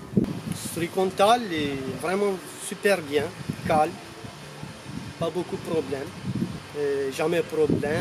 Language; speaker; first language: French; non-native, learner; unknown